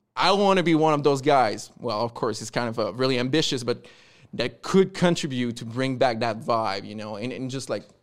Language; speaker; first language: English; non-native, fluent; French